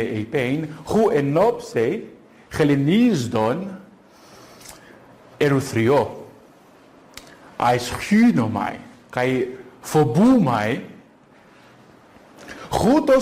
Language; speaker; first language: Greek; non-native, fluent; Portuguese